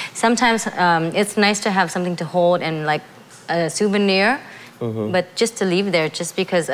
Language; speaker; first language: English; early bilingual, other home language; Vietnamese